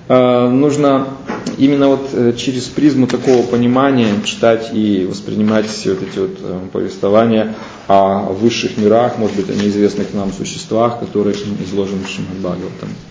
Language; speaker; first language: Russian; native; Russian